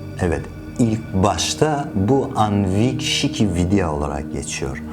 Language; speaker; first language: Turkish; non-native, fluent; Persian